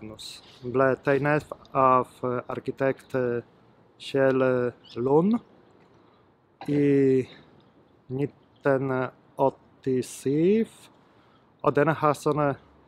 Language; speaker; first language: Norwegian; non-native, fluent; Polish